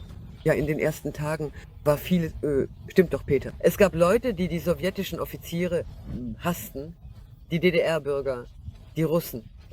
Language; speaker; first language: German; non-native, fluent; Russian